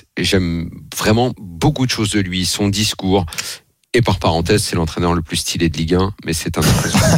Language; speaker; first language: French; native; French